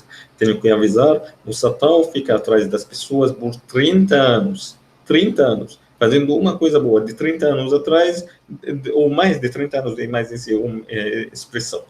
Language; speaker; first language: Portuguese; non-native, fluent; Arabic